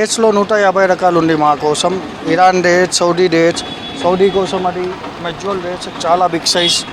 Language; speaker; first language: Telugu; non-native, local second language; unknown